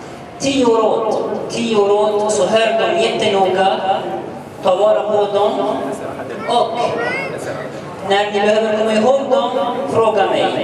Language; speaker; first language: Swedish; early bilingual, other home language; Arabic